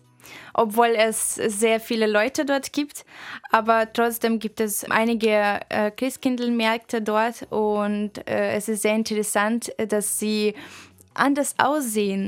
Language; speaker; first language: German; non-native, fluent; Russian